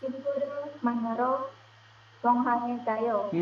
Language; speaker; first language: Korean; non-native, learner; Indonesian